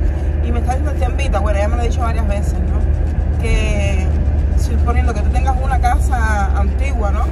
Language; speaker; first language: Spanish; native; Spanish